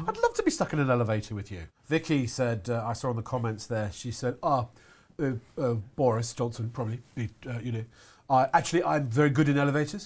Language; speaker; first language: English; native; English